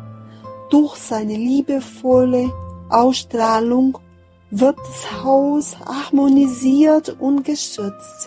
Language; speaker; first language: German; non-native, fluent; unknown